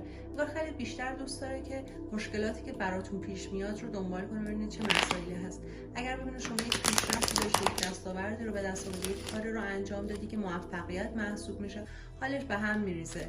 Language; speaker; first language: Persian; native; Persian